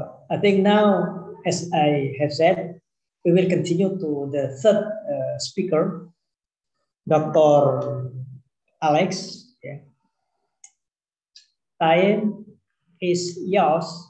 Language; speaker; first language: English; non-native, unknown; Indonesian